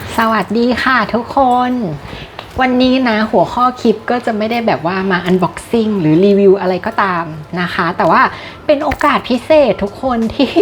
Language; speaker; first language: Thai; native; Thai